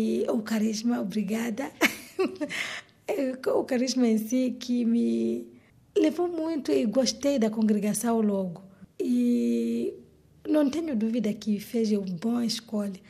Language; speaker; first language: Portuguese; non-native, learner; Swahili